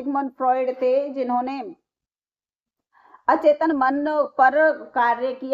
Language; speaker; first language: Hindi; native; Hindi